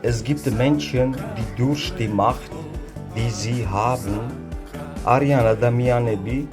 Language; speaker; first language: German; non-native, learner; Georgian